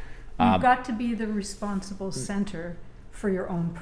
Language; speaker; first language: English; native; English